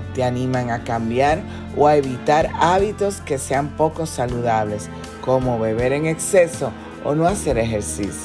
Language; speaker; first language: Spanish; native; Spanish